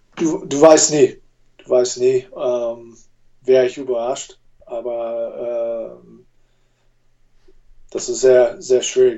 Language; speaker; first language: German; non-native, fluent; English